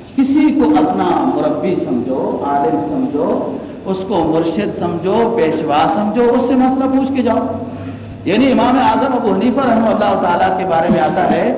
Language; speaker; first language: Urdu; native; Urdu